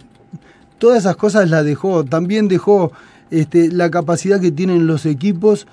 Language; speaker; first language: Spanish; native; Spanish